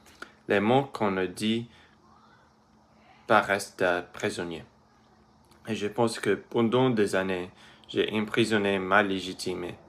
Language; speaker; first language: French; early bilingual, other home language; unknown